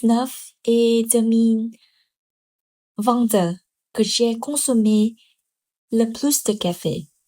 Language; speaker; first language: French; non-native, learner; Vietnamese